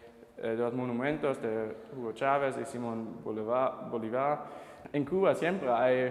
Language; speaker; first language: Spanish; non-native, fluent; German